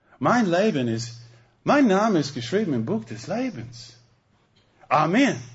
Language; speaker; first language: German; non-native, fluent; English